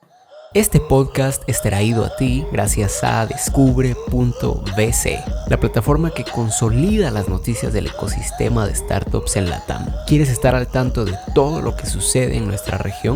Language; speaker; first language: Spanish; native; Spanish